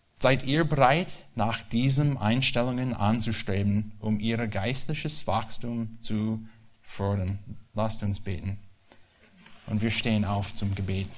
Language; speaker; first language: German; non-native, learner; English